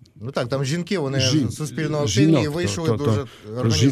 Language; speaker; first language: Polish; non-native, learner; Ukrainian